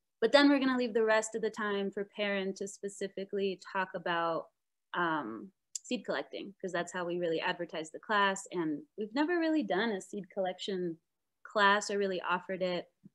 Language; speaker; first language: English; native; English